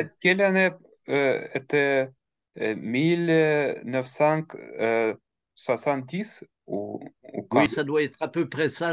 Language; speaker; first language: French; non-native, learner; Russian